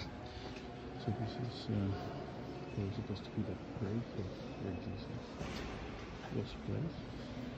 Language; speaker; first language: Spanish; early bilingual, heritage; Spanish